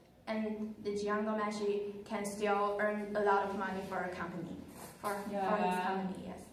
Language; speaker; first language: English; non-native, learner; Chinese